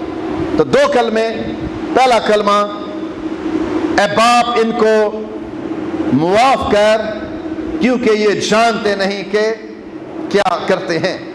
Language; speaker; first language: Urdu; non-native, local second language; Punjabi